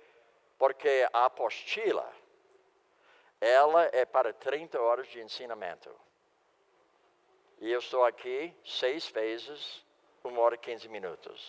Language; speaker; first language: Portuguese; non-native, fluent; English